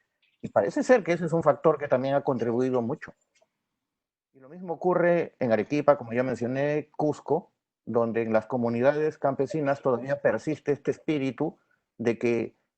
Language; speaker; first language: Spanish; native; Spanish